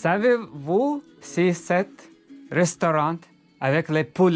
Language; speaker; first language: French; non-native, learner; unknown